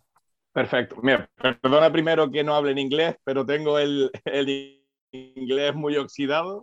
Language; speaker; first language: Spanish; native; Spanish